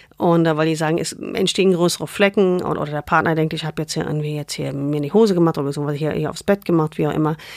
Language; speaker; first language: German; non-native, fluent; English